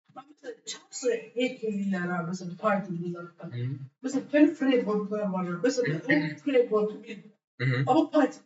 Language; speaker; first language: Turkish; non-native, learner; Azerbaijani